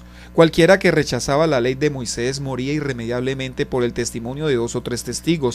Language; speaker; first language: Spanish; native; Spanish